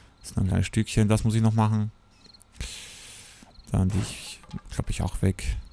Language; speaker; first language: German; native; German